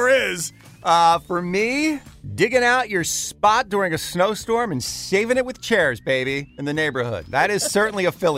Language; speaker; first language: English; native; English